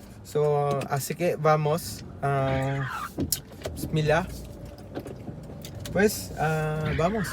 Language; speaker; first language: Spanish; non-native, learner; Filipino